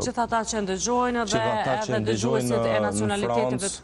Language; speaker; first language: Albanian; native; Albanian